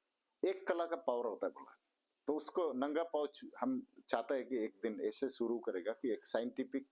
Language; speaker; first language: Hindi; non-native, local second language; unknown